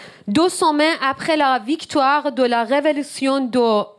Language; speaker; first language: French; non-native, learner; Persian